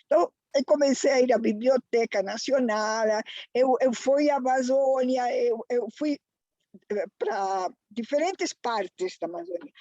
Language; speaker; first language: Portuguese; non-native, fluent; Spanish